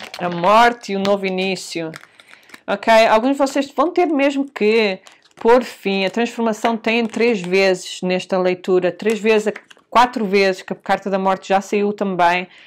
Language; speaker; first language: Portuguese; early bilingual, heritage; Portuguese